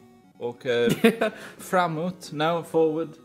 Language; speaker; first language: Swedish; non-native, learner; English